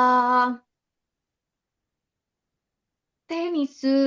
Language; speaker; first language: Japanese; non-native, learner; Indonesian